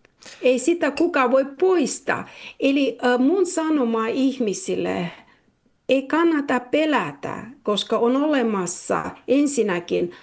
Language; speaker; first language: Finnish; non-native, fluent; Russian